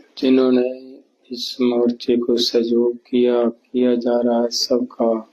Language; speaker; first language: Hindi; non-native, local second language; Punjabi